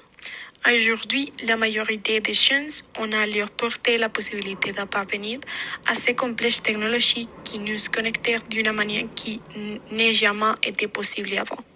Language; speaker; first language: French; non-native, fluent; Spanish